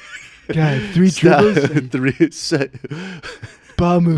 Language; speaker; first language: English; native; English